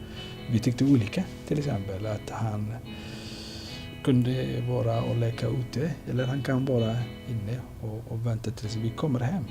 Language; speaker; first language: Swedish; non-native, fluent; Somali